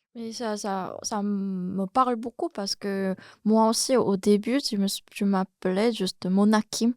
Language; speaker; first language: French; non-native, fluent; Korean